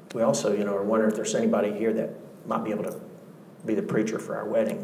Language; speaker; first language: English; native; English